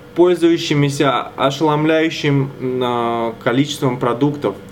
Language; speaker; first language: Russian; native; Russian